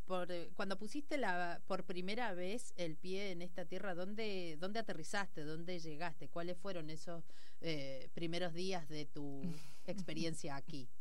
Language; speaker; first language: Spanish; native; Spanish